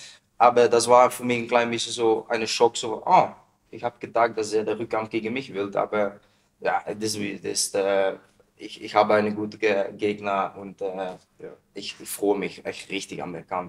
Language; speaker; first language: German; non-native, learner; Dutch